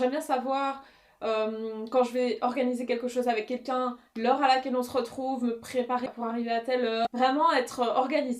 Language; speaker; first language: French; native; French